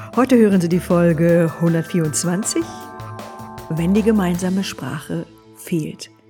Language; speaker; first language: German; native; German